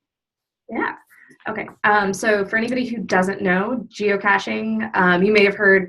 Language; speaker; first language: English; native; English